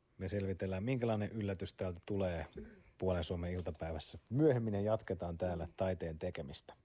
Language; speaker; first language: Finnish; native; Finnish